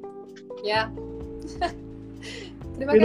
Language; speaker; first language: Indonesian; non-native, fluent; Turkish